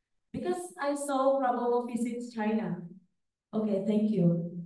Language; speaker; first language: English; non-native, fluent; Indonesian